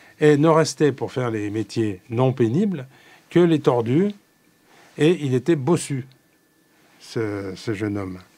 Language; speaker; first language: French; native; French